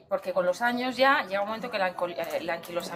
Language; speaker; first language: Spanish; native; Spanish